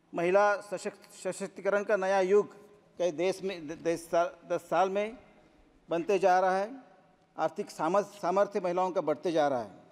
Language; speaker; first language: Hindi; non-native, local second language; Marathi